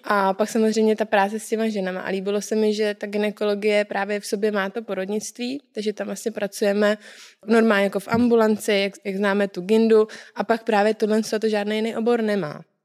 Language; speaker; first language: Czech; native; Czech